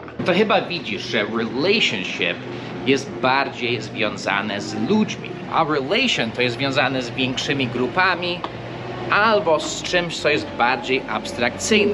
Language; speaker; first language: Polish; non-native, fluent; English